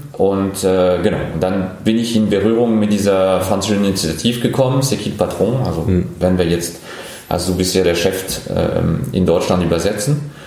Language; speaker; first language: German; non-native, fluent; French